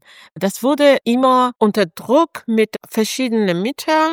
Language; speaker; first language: German; non-native, fluent; Persian